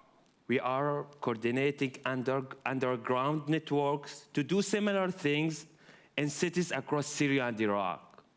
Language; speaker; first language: English; non-native, fluent; Arabic